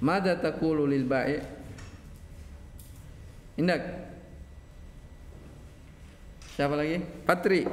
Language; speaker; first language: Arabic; non-native, fluent; Indonesian